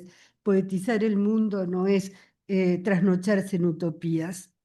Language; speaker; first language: Spanish; native; Spanish